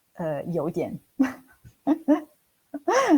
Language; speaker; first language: Chinese; non-native, fluent; Italian